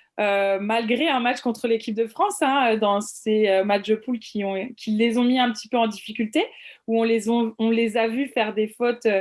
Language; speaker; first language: French; native; French